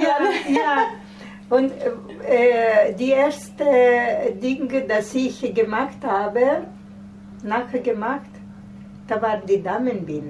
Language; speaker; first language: German; non-native, fluent; Italian